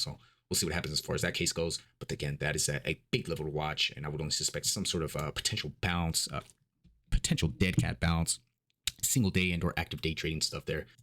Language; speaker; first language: English; native; English